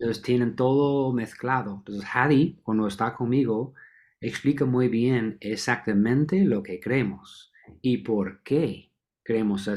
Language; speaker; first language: Spanish; non-native, fluent; English